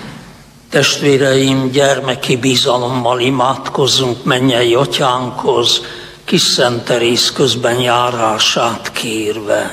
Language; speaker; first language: Hungarian; native; Hungarian